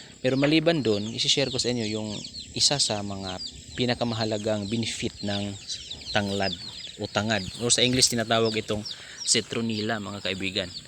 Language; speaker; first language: Filipino; non-native, local second language; Cebuano